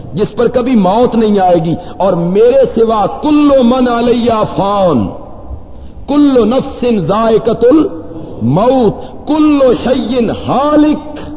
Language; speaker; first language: Urdu; non-native, local second language; Punjabi